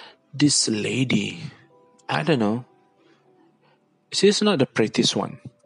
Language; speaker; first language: English; non-native, fluent; Indonesian